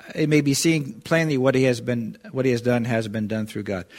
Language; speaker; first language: English; native; English